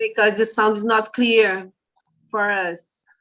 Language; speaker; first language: English; non-native, fluent; Portuguese